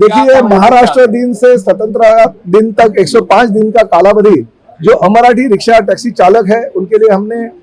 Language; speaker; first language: Hindi; non-native, local second language; Marathi